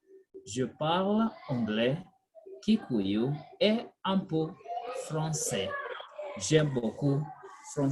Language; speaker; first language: French; non-native, fluent; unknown